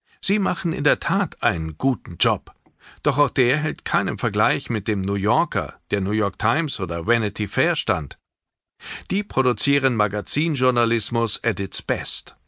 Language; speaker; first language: German; native; German